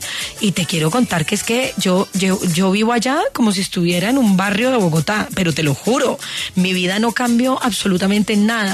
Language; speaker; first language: Spanish; native; Spanish